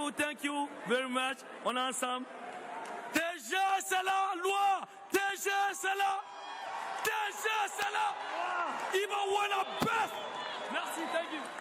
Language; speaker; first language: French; non-native, local second language; Bambara